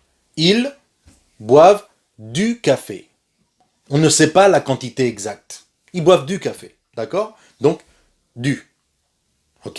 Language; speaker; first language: French; non-native, fluent; Spanish